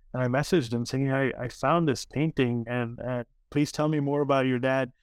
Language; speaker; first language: English; early bilingual, other home language; Arabic